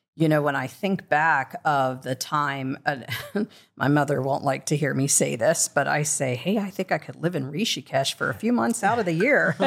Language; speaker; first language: English; native; English